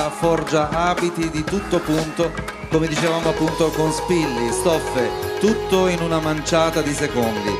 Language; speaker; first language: Italian; native; Italian